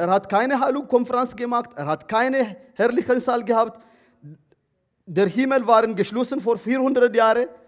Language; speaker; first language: German; non-native, learner; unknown